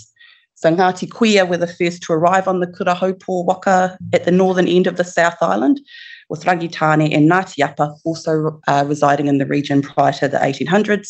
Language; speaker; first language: English; native; English